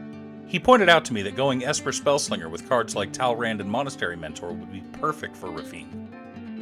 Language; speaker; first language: English; native; English